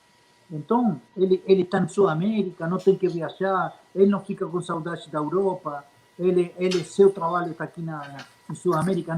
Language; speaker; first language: Portuguese; non-native, fluent; Spanish